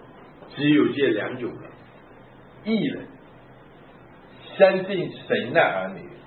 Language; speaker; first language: Chinese; native; Chinese